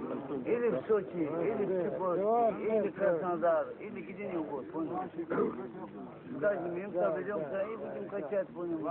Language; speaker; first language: Russian; non-native, local second language; Azerbaijani